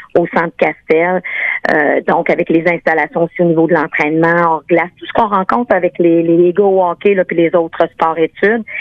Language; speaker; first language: French; native; French